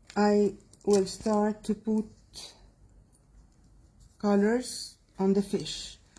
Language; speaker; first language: English; non-native, fluent; Arabic